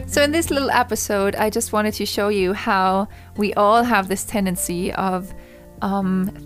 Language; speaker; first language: English; non-native, fluent; German